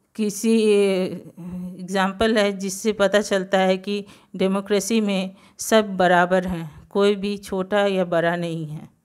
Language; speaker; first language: Hindi; non-native, local second language; Gujarati